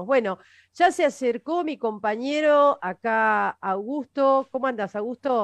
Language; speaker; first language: Spanish; native; Spanish